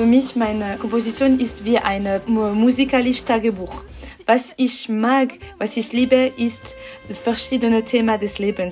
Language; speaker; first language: German; non-native, local second language; French